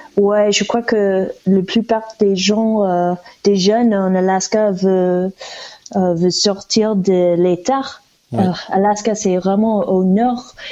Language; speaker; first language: French; non-native, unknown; English